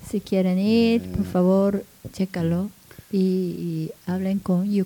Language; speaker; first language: Spanish; non-native, learner; Japanese